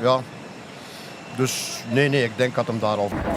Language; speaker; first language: Dutch; native; Dutch